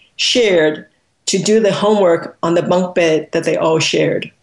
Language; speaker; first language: English; non-native, local second language; Cantonese